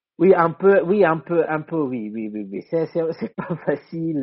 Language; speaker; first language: French; non-native, fluent; Italian